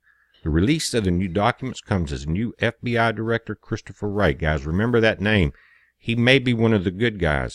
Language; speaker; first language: English; native; English